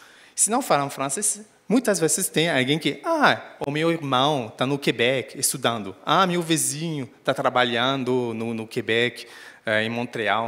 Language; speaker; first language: Portuguese; non-native, fluent; French